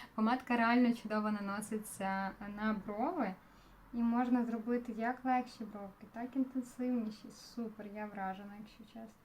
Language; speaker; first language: Ukrainian; non-native, local second language; Russian